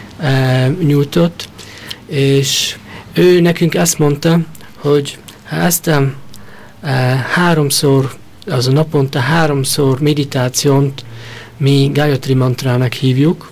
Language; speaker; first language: Hungarian; early bilingual, heritage; Hungarian